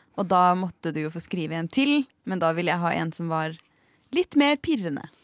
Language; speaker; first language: Norwegian; native; Norwegian